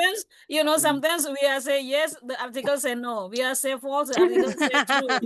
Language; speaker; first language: English; non-native, learner; Indonesian